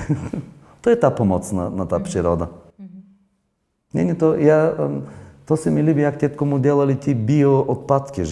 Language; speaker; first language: Czech; non-native, fluent; Bulgarian